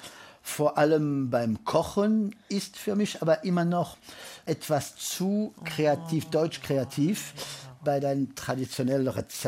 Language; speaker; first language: German; non-native, fluent; French